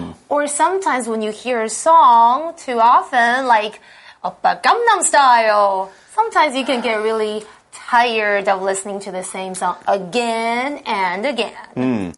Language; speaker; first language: English; non-native, fluent; Chinese